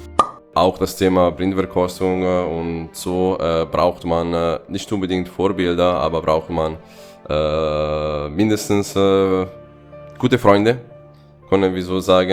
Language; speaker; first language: German; non-native, fluent; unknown